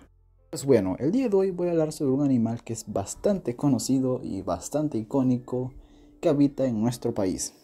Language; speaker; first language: Spanish; native; Spanish